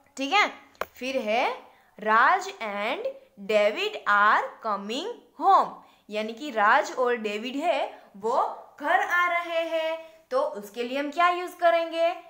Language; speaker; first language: Hindi; non-native, local second language; Gujarati